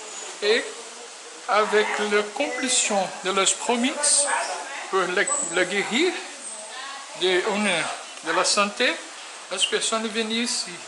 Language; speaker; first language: French; non-native, learner; Portuguese